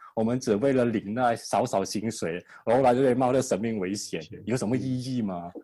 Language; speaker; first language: Chinese; native; Chinese